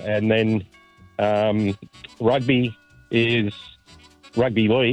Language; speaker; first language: English; native; English